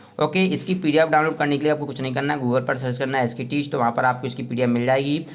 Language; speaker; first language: Hindi; native; Hindi